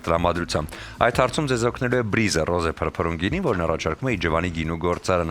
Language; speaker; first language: Armenian; native; Armenian